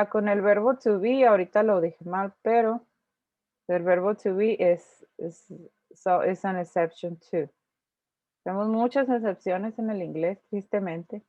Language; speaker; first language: Spanish; native; Spanish